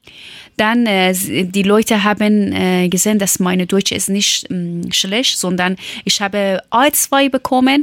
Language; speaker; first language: German; non-native, learner; Persian